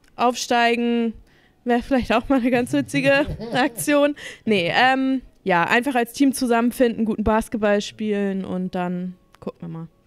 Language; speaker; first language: German; native; German